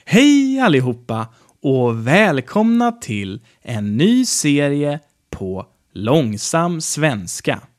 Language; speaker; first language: Swedish; native; Swedish